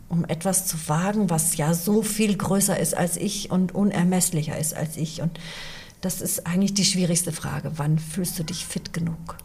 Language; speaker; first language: German; early bilingual, other home language; English